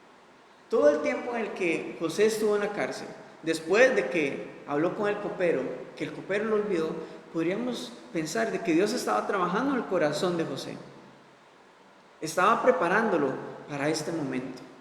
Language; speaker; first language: Spanish; native; Spanish